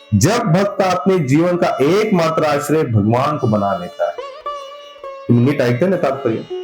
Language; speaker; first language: Hindi; non-native, local second language; Marathi